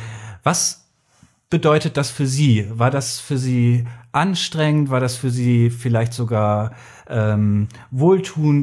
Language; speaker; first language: German; native; German